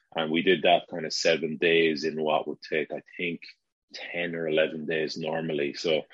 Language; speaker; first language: English; native; English